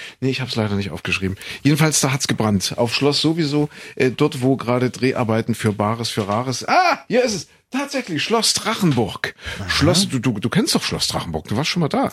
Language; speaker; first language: German; native; German